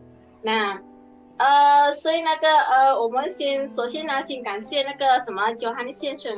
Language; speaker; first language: Chinese; non-native, fluent; Indonesian